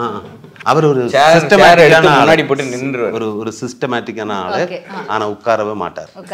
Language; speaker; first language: Tamil; non-native, learner; Malayalam